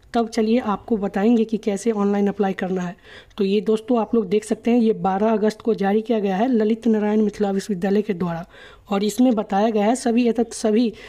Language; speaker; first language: Hindi; native; Hindi